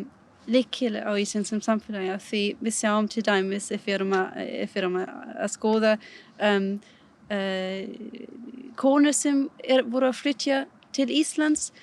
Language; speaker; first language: Icelandic; non-native, learner; German